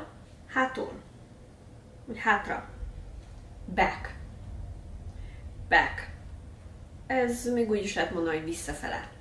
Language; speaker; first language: Hungarian; early bilingual, heritage; Hungarian